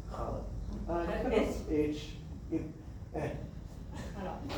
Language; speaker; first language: Japanese; non-native, learner; English